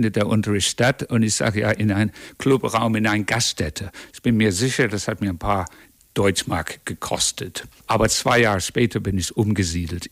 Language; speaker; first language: German; non-native, fluent; English